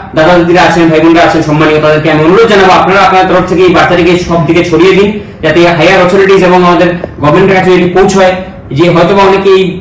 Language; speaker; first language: Bangla; native; Bangla